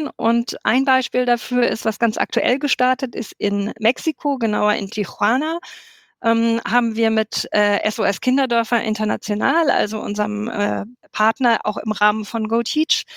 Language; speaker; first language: German; native; German